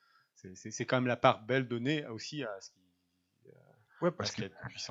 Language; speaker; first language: French; native; French